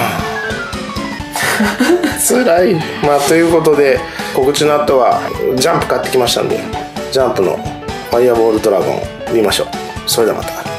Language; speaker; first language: Japanese; native; Japanese